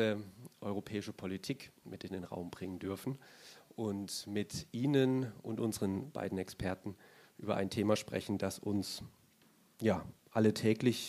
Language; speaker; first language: German; native; German